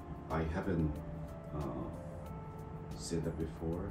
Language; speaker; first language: English; non-native, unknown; Korean